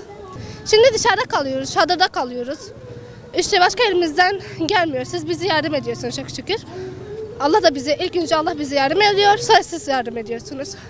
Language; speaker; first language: Turkish; early bilingual, other home language; Arabic